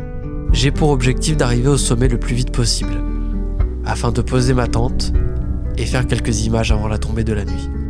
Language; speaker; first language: French; native; French